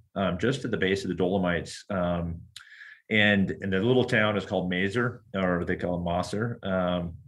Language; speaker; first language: English; native; English